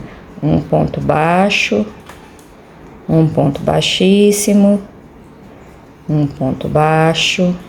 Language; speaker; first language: Portuguese; native; Portuguese